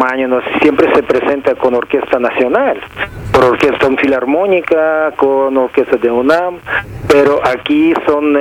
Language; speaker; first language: Spanish; non-native, fluent; Russian